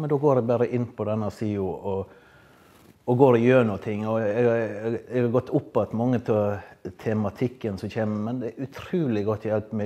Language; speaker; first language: Norwegian; native; Norwegian